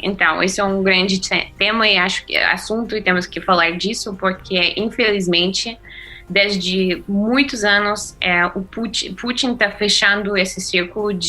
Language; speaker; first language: Portuguese; non-native, fluent; Russian